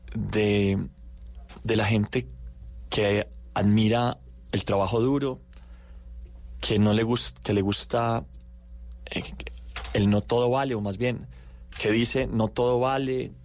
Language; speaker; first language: Spanish; native; Spanish